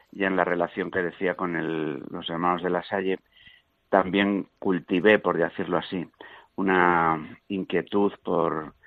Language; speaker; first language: Spanish; native; Spanish